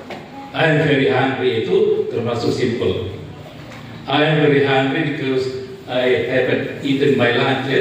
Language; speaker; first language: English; non-native, fluent; Indonesian